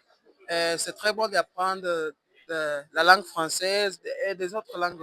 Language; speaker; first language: French; non-native, learner; Portuguese